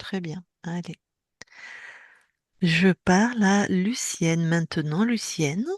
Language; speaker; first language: French; native; French